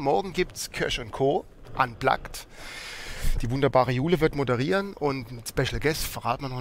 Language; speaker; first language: German; native; German